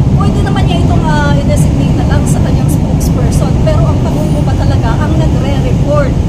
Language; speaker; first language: Filipino; non-native, local second language; Cebuano